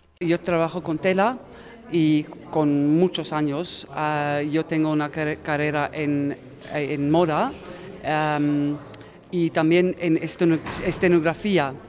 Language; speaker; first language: Spanish; non-native, learner; English